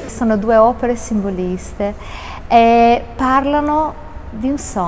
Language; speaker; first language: Italian; non-native, fluent; Albanian